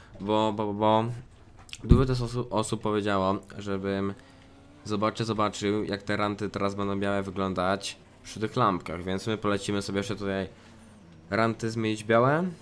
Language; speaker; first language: Polish; native; Polish